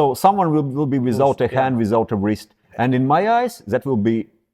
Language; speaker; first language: English; non-native, fluent; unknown